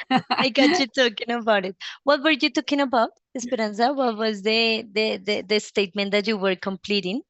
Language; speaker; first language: English; non-native, fluent; Spanish